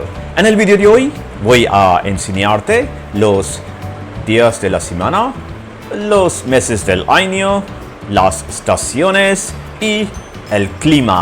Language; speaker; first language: Spanish; non-native, fluent; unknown